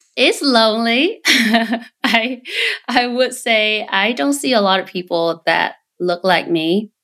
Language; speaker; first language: English; non-native, fluent; Vietnamese